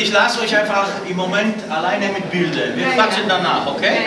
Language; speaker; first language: German; non-native, fluent; Polish